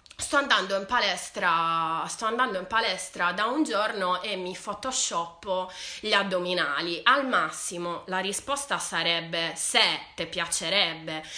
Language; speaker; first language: Italian; native; Italian